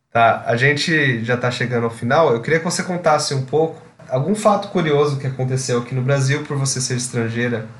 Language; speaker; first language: Portuguese; native; Portuguese